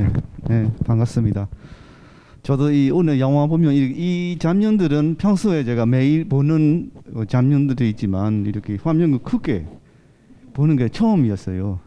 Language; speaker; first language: Korean; non-native, fluent; Burmese